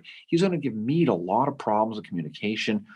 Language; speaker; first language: English; native; English